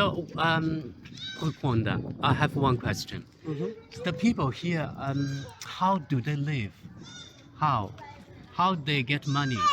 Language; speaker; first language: English; non-native, learner; Chinese